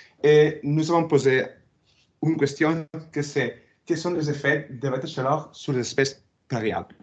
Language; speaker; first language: French; non-native, fluent; Spanish